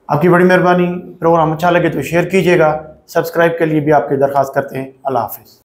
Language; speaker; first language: Urdu; non-native, local second language; Sindhi